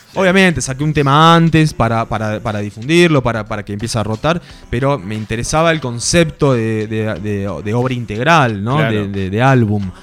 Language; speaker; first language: Spanish; native; Spanish